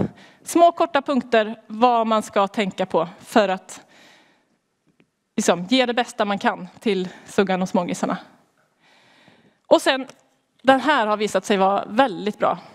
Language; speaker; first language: Swedish; native; Swedish